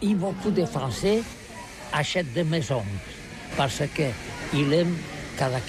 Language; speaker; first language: French; non-native, learner; Catalan